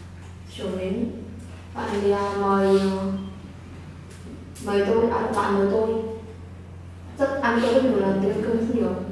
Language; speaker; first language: Chinese; non-native, learner; Vietnamese